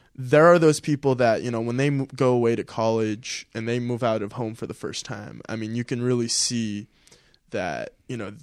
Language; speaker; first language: English; early bilingual, other home language; Filipino